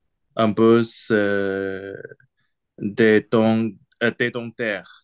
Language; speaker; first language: French; non-native, learner; Chinese